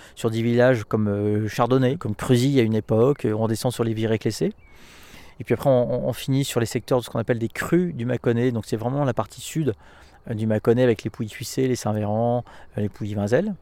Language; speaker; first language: French; native; French